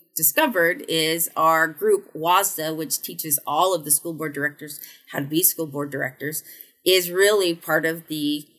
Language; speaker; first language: English; native; English